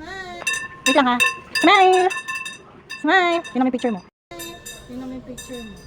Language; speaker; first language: Filipino; native; Filipino